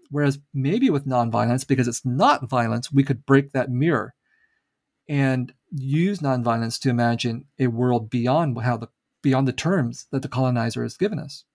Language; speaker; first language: English; early bilingual, other home language; Vietnamese